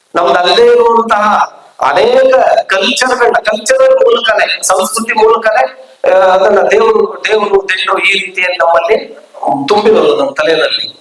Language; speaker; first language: Kannada; non-native, local second language; Lambadi